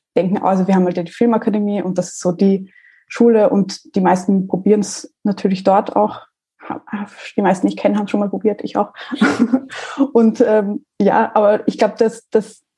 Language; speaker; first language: German; native; German